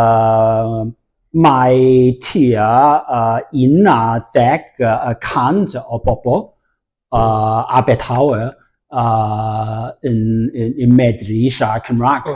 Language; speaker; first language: Welsh; non-native, learner; English